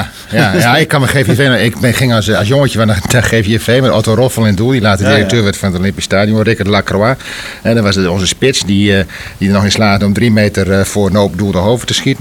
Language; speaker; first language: Dutch; native; Dutch